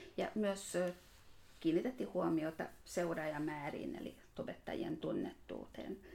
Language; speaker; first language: Finnish; non-native, fluent; Hungarian